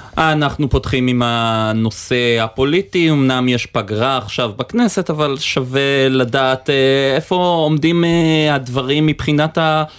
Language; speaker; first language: Hebrew; native; Hebrew